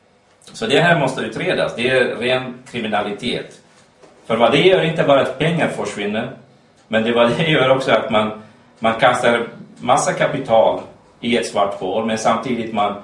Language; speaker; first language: Swedish; non-native, fluent; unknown